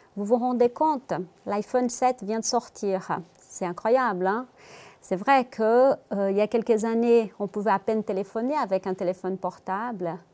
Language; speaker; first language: French; non-native, fluent; Portuguese